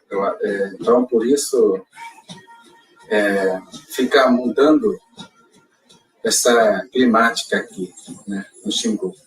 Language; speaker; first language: Portuguese; non-native, local second language; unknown